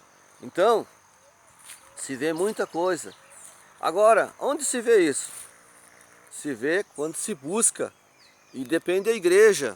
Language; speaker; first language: Portuguese; native; Portuguese